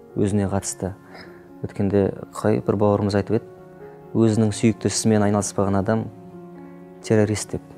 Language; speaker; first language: Kazakh; native; Kazakh